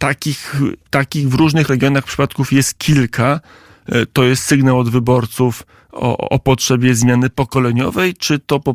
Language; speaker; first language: Polish; native; Polish